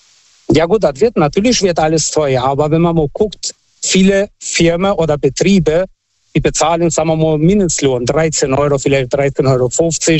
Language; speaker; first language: German; non-native, fluent; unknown